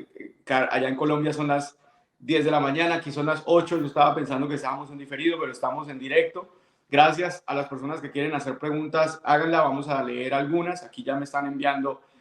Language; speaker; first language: Spanish; native; Spanish